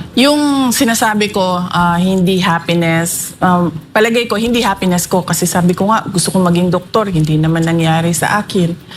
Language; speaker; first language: Filipino; non-native, local second language; Cebuano